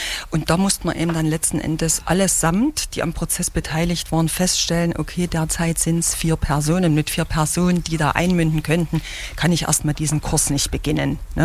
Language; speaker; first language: German; native; German